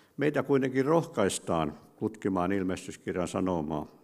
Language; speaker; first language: Finnish; native; Finnish